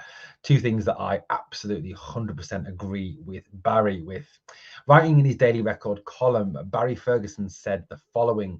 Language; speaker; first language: English; native; English